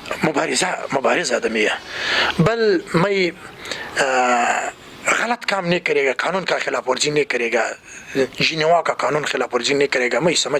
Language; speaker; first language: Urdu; non-native, learner; Pashto